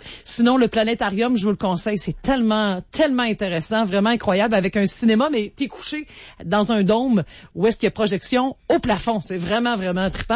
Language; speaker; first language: French; native; French